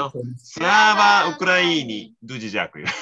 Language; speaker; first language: Ukrainian; non-native, learner; Japanese